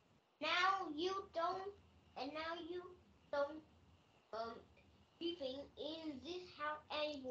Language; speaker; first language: English; non-native, learner; Vietnamese